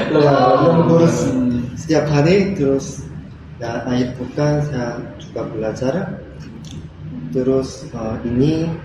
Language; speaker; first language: Indonesian; non-native, learner; Korean